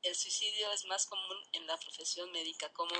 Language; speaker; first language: Spanish; native; Spanish